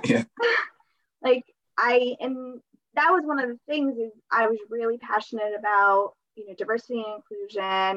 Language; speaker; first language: English; early bilingual, other home language; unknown